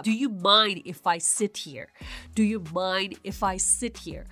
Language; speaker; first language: English; non-native, fluent; Japanese